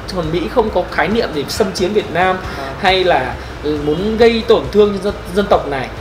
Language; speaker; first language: Vietnamese; native; Vietnamese